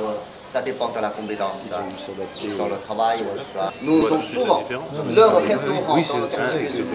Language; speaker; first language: French; non-native, fluent; Chinese